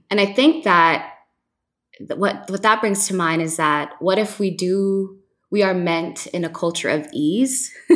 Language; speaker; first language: English; non-native, local second language; Filipino